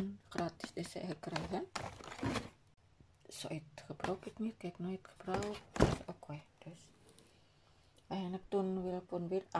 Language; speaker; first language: Dutch; non-native, learner; Indonesian